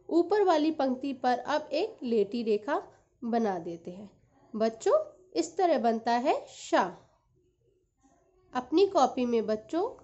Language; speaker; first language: Hindi; native; Hindi